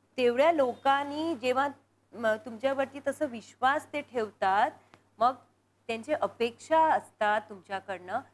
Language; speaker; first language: Marathi; non-native, local second language; Punjabi